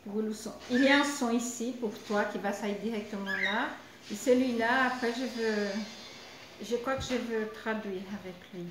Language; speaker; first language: French; non-native, fluent; Portuguese